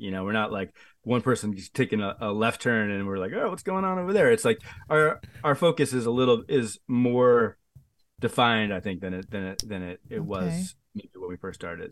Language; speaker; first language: English; native; English